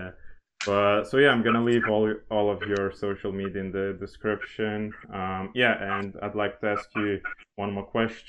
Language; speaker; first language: English; non-native, fluent; Lithuanian